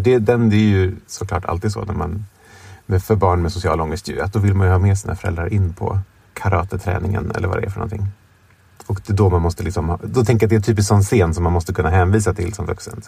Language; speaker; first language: Swedish; native; Swedish